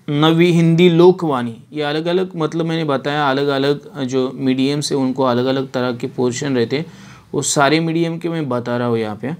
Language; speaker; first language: Hindi; non-native, local second language; Marathi